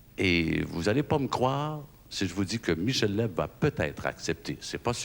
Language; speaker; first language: French; native; French